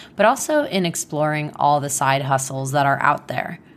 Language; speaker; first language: English; non-native, fluent; Hebrew